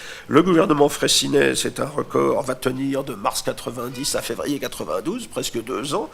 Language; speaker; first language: French; native; French